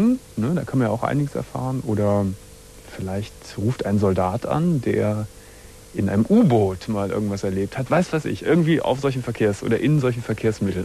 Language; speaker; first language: German; native; German